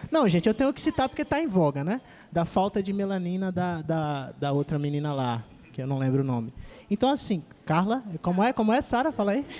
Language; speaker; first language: Portuguese; native; Portuguese